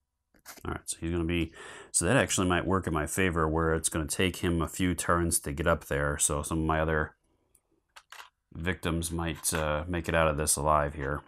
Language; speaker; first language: English; native; English